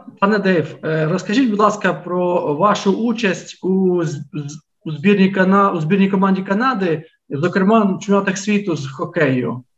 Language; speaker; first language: Ukrainian; native; Ukrainian